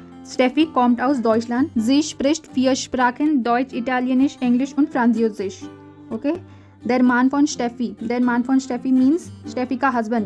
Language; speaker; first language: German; non-native, fluent; Hindi